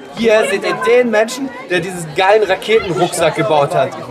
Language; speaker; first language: German; native; German